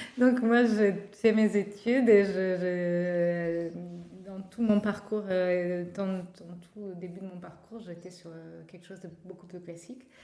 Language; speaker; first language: French; non-native, fluent; Portuguese